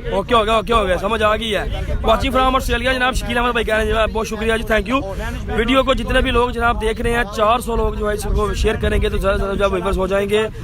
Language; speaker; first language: Urdu; non-native, local second language; Punjabi